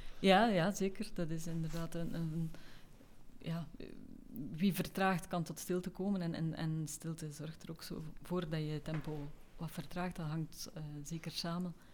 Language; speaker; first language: Dutch; native; Dutch